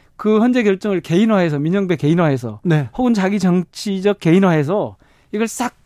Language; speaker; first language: Korean; native; Korean